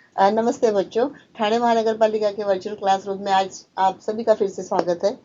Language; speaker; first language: Hindi; non-native, local second language; Marathi